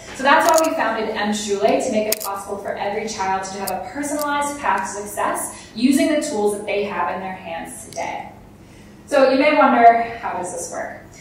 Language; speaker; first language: English; native; English